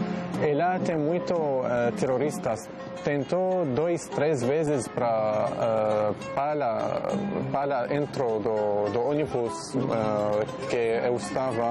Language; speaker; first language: Portuguese; non-native, learner; Arabic